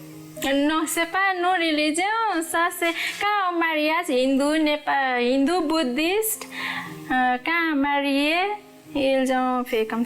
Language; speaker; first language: French; non-native, learner; Nepali